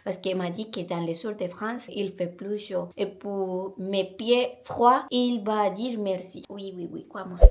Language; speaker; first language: French; non-native, learner; Spanish